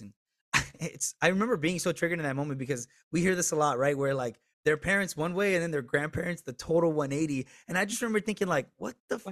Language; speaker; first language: English; early bilingual, other home language; Spanish